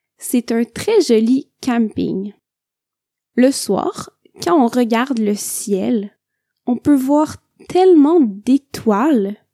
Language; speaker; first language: French; native; French